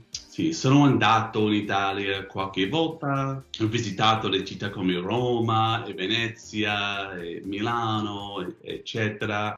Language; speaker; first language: Italian; non-native, fluent; English